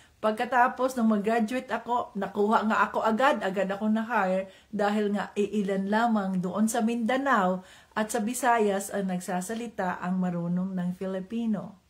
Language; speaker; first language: Filipino; non-native, local second language; Cebuano